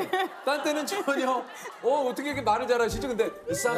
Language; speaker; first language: Korean; native; Korean